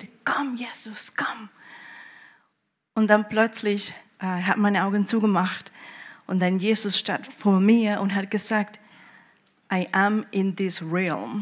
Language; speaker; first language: German; early bilingual, heritage; German